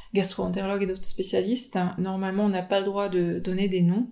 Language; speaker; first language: French; native; French